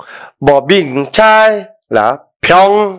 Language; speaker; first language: Vietnamese; non-native, fluent; Korean